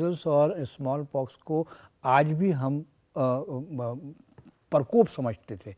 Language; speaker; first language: Urdu; native; Urdu